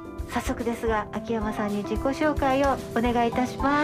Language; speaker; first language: Japanese; native; Japanese